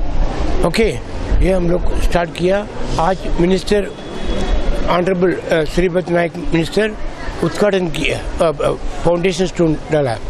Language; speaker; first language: Hindi; non-native, local second language; Tamil